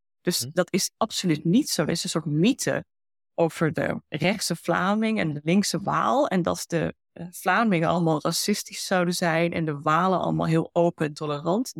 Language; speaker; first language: Dutch; early bilingual, heritage; Dutch